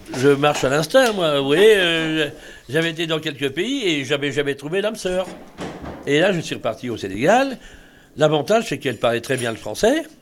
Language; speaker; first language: French; native; French